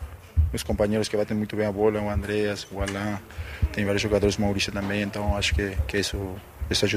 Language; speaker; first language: Portuguese; non-native, fluent; Spanish